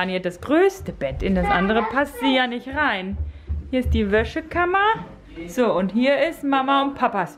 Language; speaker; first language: German; native; German